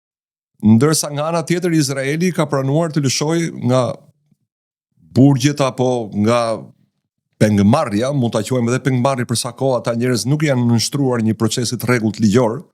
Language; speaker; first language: Albanian; native; Albanian